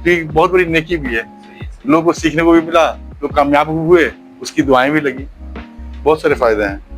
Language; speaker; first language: Hindi; native; Hindi